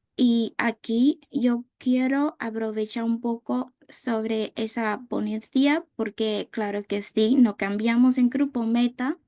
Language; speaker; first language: Spanish; non-native, fluent; Vietnamese